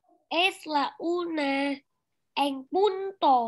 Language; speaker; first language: Spanish; non-native, learner; Vietnamese